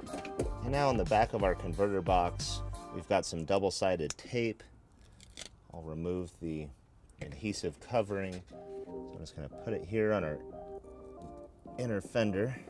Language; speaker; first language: English; native; English